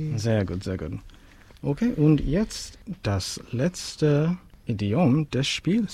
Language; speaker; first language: German; non-native, learner; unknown